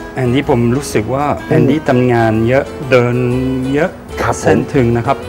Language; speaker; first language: Thai; non-native, fluent; French